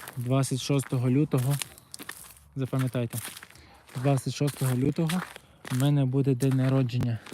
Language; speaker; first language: Ukrainian; non-native, local second language; Russian